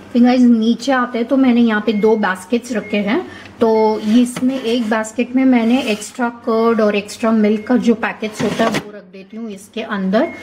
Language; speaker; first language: Hindi; non-native, local second language; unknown